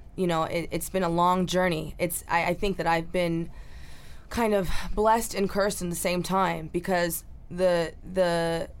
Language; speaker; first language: English; native; English